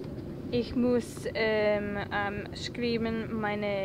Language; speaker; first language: German; non-native, learner; English